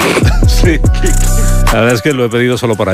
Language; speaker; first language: Spanish; native; Spanish